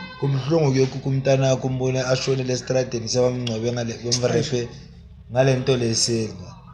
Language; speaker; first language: Zulu; native; Zulu